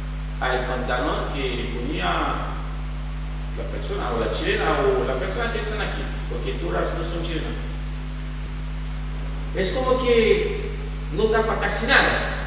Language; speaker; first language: Spanish; non-native, fluent; French